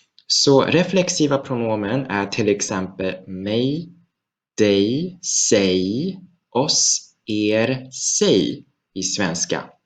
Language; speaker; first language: Swedish; non-native, fluent; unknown